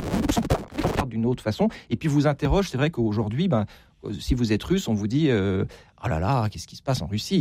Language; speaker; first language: French; native; French